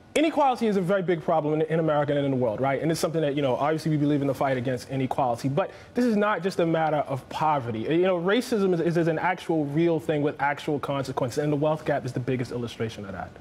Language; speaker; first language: English; native; English